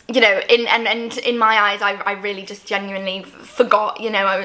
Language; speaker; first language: English; native; English